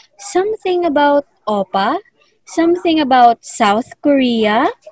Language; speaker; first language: English; non-native, local second language; Cebuano